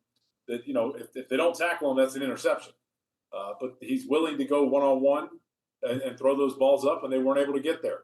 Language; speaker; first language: English; native; English